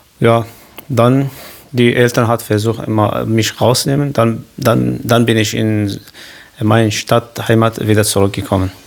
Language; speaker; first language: German; non-native, learner; Kurdish